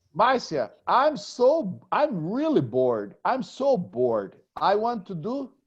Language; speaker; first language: English; non-native, fluent; Portuguese